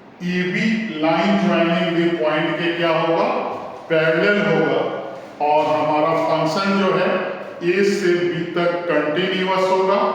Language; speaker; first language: Hindi; native; Hindi